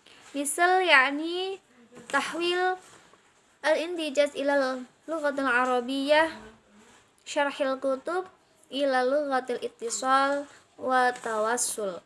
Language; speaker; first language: Arabic; non-native, learner; Indonesian